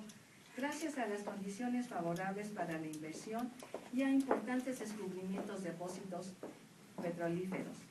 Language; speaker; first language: Spanish; native; Spanish